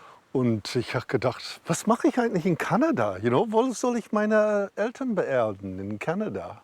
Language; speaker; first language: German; early bilingual, heritage; English